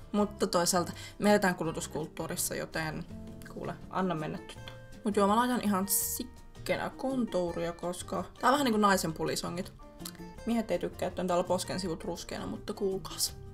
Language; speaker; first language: Finnish; native; Finnish